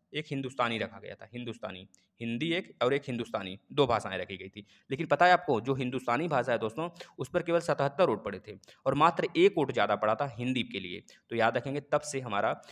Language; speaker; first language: Hindi; native; Hindi